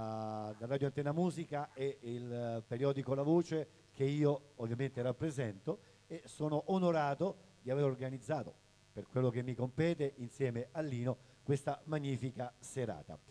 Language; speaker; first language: Italian; native; Italian